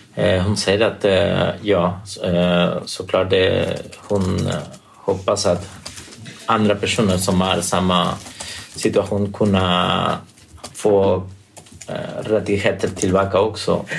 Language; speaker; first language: Swedish; non-native, fluent; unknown